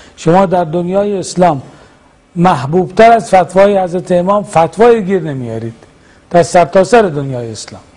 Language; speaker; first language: Persian; native; Persian